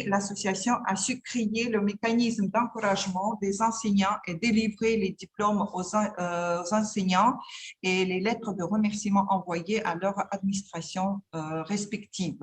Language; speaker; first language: French; non-native, fluent; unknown